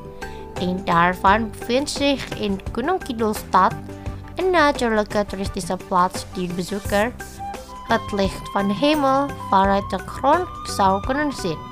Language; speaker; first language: Dutch; non-native, fluent; Indonesian